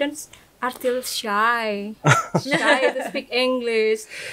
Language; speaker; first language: English; non-native, fluent; Indonesian